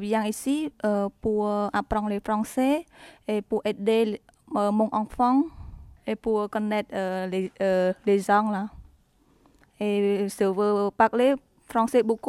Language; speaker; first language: French; non-native, learner; Vietnamese